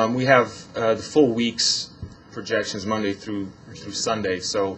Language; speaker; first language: English; non-native, fluent; Polish